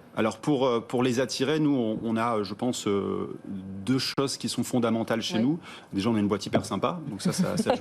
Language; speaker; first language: French; native; French